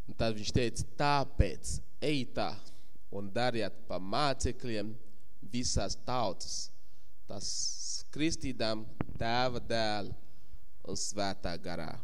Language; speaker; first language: Latvian; non-native, fluent; English